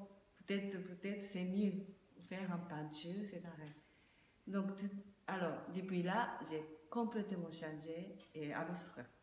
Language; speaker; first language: French; non-native, learner; Japanese